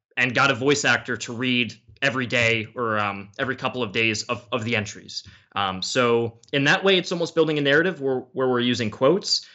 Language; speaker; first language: English; native; English